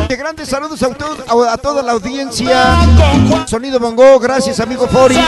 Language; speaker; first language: Spanish; native; Spanish